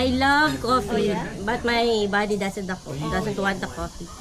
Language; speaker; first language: English; non-native, local second language; Filipino